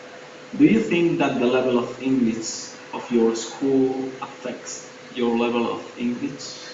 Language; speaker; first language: English; non-native, learner; Spanish